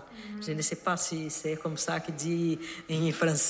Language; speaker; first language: French; non-native, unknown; Portuguese